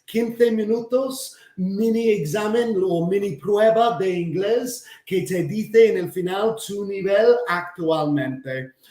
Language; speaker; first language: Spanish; non-native, fluent; English